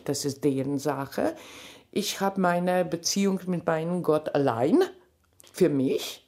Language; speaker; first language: German; non-native, fluent; Polish